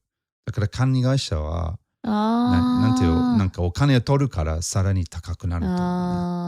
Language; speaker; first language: Japanese; non-native, fluent; English